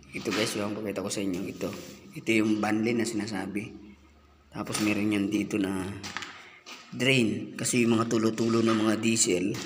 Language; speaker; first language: Filipino; non-native, local second language; Cebuano